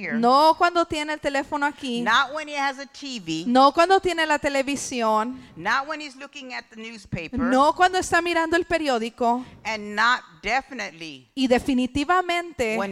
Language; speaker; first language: Spanish; early bilingual, heritage; English